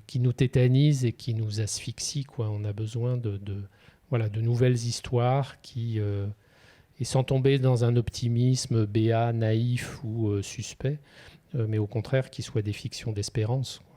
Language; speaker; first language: French; native; French